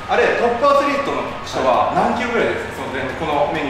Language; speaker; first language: Japanese; native; Japanese